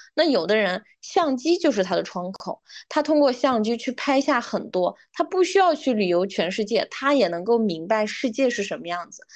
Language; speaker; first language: Chinese; non-native, local second language; Uyghur